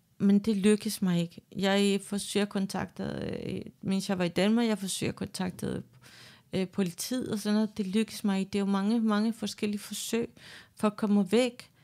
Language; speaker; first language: Danish; non-native, fluent; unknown